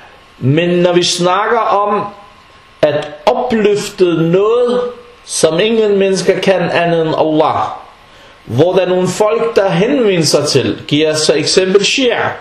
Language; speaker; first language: Danish; non-native, fluent; Arabic